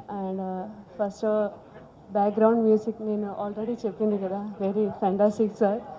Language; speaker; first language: Telugu; non-native, learner; Malayalam